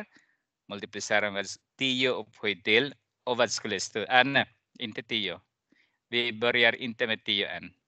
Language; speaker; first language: Swedish; non-native, fluent; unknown